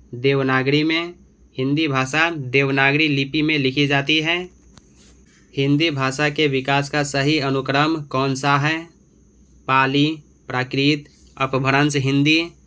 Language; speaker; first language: Hindi; native; Hindi